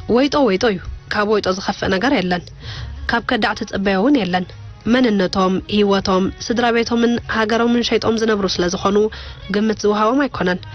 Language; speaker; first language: Tigrinya; native; Tigrinya